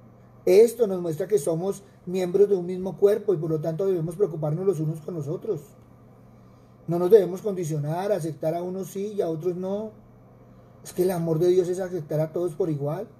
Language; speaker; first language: Spanish; native; Spanish